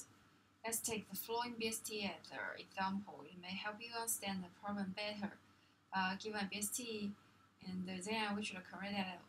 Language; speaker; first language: English; non-native, fluent; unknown